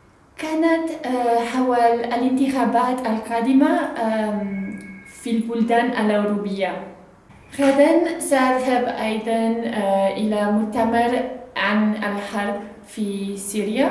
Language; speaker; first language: Arabic; non-native, learner; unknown